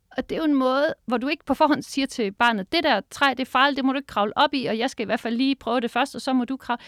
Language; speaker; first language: Danish; native; Danish